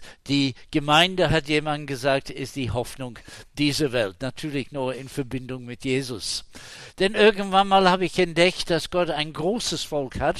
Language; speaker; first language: German; non-native, fluent; English